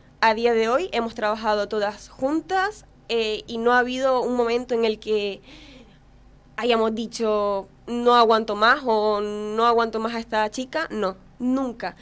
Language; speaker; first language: Spanish; native; Spanish